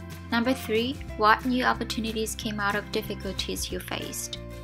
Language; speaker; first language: English; non-native, fluent; Japanese